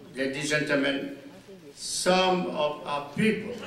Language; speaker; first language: English; non-native, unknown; Vietnamese